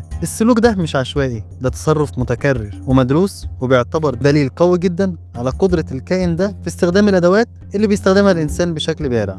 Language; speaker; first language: Arabic; native; Arabic